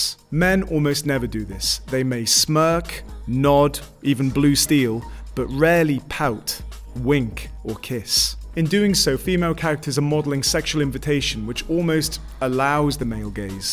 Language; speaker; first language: English; native; English